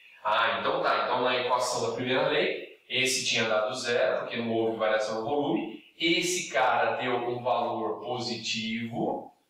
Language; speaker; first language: Portuguese; native; Portuguese